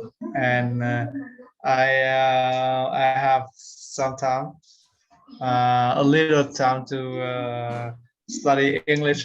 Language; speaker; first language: English; non-native, learner; Vietnamese